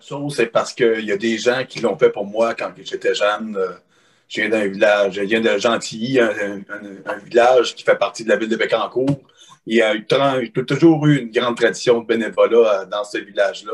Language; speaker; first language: French; native; French